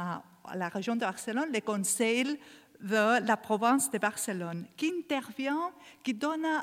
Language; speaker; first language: French; non-native, learner; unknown